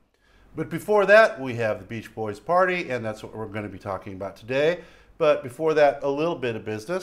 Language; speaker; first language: English; native; English